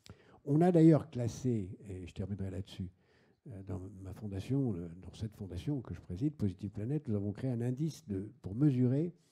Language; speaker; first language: French; native; French